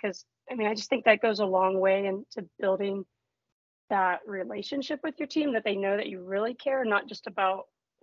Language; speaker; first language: English; native; English